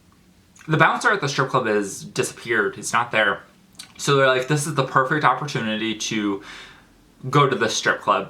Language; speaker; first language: English; native; English